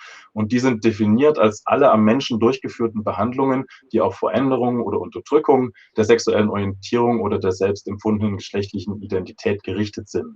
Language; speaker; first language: German; native; German